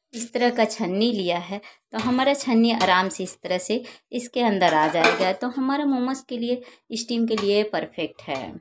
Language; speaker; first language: Hindi; native; Hindi